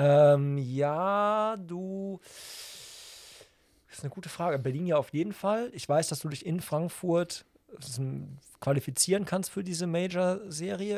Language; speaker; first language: German; native; German